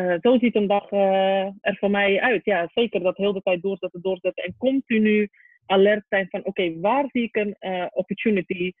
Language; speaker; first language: Dutch; early bilingual, other home language; Persian